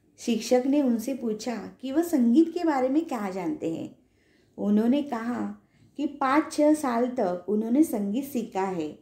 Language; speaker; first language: Hindi; non-native, local second language; Marathi